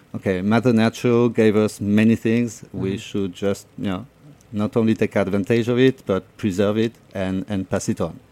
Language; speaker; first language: English; non-native, fluent; French